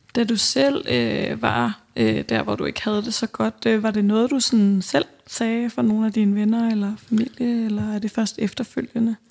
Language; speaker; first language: Danish; native; Danish